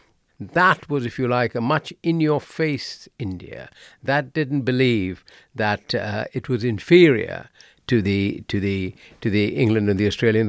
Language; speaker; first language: English; non-native, local second language; Bangla